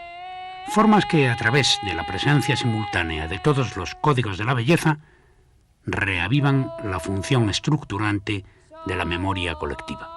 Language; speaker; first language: Spanish; native; Spanish